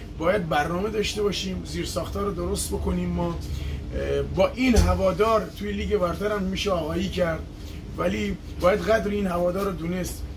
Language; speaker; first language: Persian; non-native, local second language; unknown